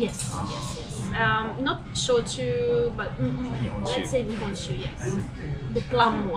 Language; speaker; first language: English; non-native, fluent; Italian